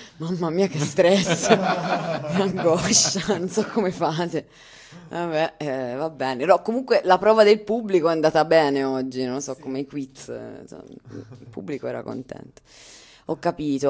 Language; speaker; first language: Italian; native; Italian